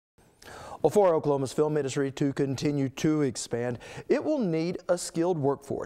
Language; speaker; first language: English; native; English